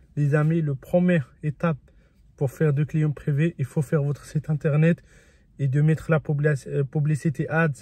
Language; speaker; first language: French; early bilingual, other home language; Spanish